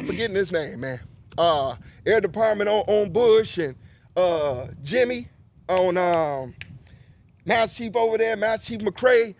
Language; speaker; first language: English; native; English